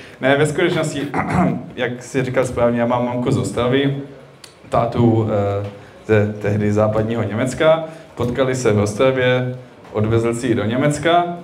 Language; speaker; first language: Czech; early bilingual, heritage; Czech